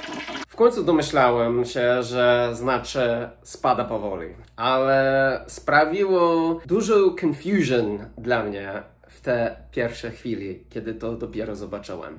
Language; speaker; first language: Polish; non-native, fluent; English